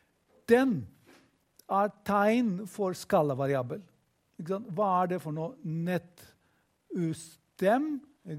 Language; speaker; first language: Norwegian; non-native, fluent; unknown